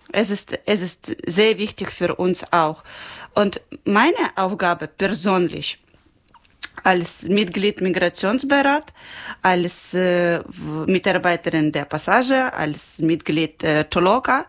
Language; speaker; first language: German; non-native, learner; Ukrainian